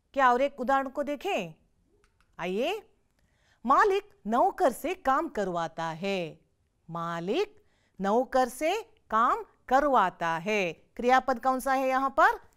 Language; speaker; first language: Hindi; non-native, local second language; Kannada